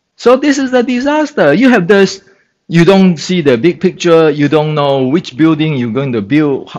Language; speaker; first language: English; non-native, fluent; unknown